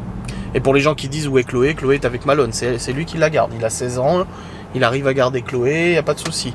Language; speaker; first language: French; native; French